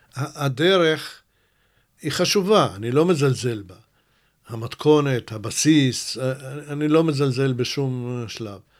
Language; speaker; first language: Hebrew; early bilingual, other home language; Russian